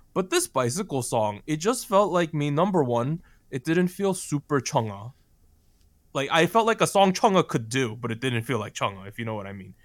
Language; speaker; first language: English; native; English